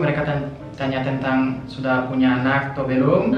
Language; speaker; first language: Indonesian; non-native, fluent; French